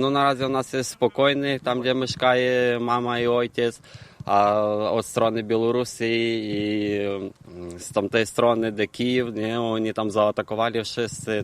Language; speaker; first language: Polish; non-native, learner; Ukrainian